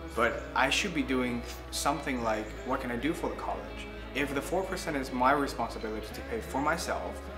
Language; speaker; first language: English; non-native, fluent; Chinese